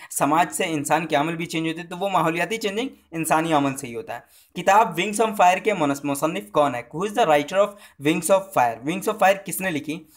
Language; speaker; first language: Hindi; native; Hindi